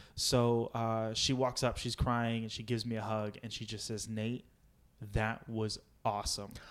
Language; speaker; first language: English; native; English